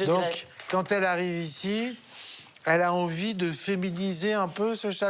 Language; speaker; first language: French; native; French